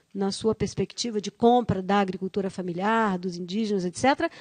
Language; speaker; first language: Portuguese; native; Portuguese